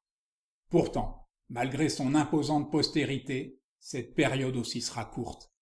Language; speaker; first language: French; native; French